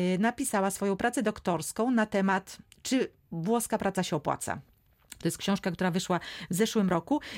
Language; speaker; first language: Polish; native; Polish